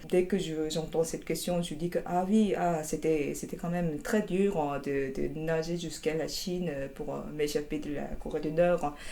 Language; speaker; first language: French; non-native, fluent; Korean